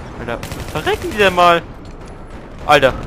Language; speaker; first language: German; native; German